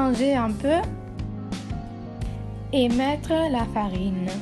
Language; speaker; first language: French; non-native, learner; Italian